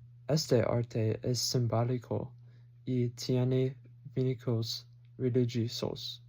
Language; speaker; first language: Spanish; non-native, learner; English